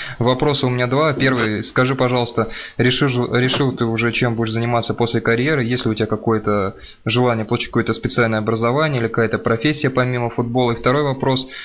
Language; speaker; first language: Russian; native; Russian